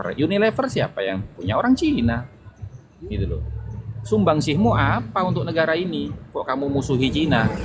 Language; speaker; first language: Indonesian; non-native, local second language; Madurese